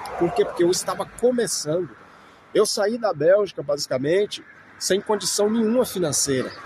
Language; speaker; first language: Portuguese; native; Portuguese